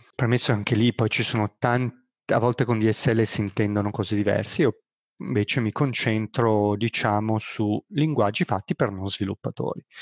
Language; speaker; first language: Italian; native; Italian